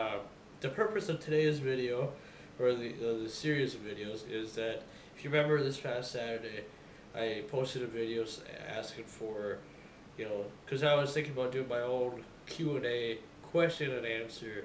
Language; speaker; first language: English; native; English